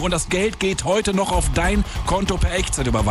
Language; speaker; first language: German; native; German